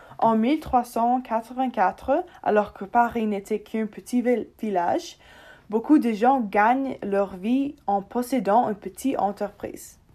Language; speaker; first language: French; non-native, learner; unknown